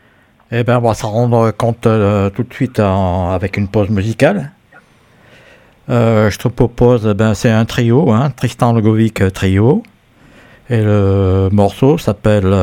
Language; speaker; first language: French; native; French